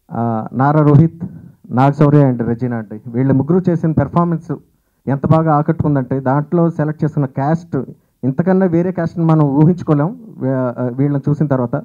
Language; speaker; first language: Telugu; native; Telugu